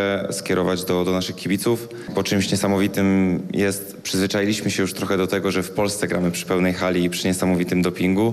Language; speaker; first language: Polish; native; Polish